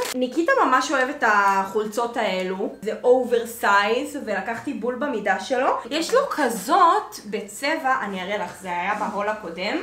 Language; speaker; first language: Hebrew; native; Hebrew